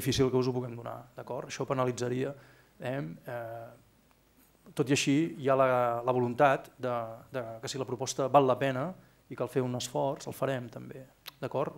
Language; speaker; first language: Catalan; native; Catalan